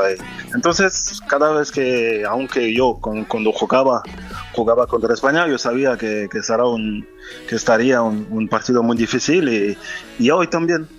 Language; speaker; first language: Spanish; non-native, fluent; French